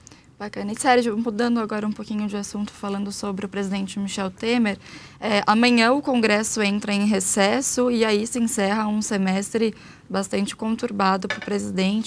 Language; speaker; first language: Portuguese; native; Portuguese